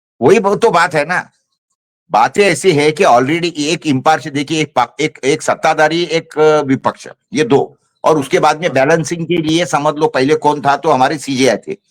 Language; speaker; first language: Hindi; non-native, local second language; Marathi